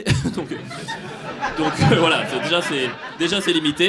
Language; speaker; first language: French; native; French